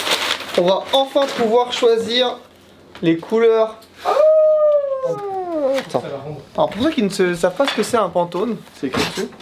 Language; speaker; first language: French; native; French